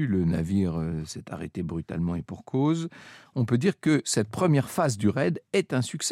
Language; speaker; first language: French; native; French